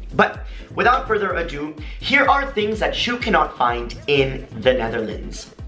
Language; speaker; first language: English; native; English